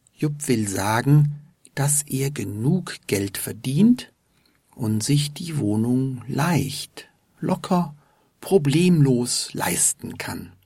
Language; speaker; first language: German; native; German